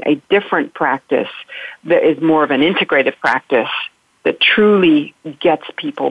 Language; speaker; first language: English; native; English